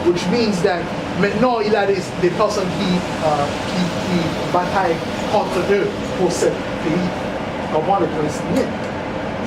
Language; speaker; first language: French; non-native, learner; English